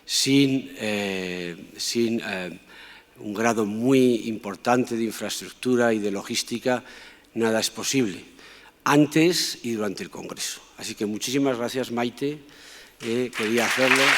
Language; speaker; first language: Spanish; native; Spanish